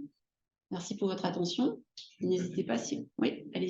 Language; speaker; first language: French; native; French